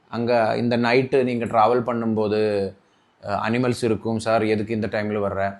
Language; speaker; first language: Tamil; non-native, local second language; Malayalam